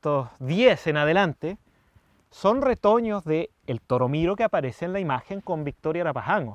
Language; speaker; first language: Spanish; native; Spanish